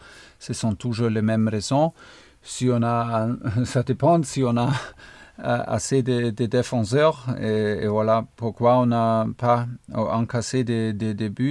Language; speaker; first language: French; non-native, fluent; German